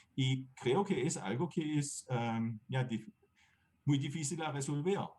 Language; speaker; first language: Spanish; non-native, fluent; German